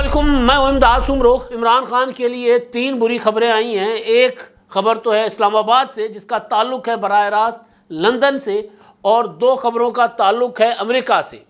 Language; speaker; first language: Urdu; non-native, local second language; Sindhi